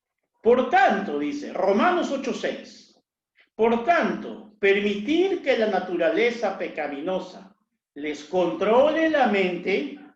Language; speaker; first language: Spanish; native; Spanish